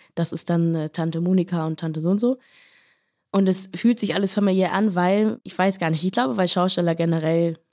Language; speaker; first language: German; native; German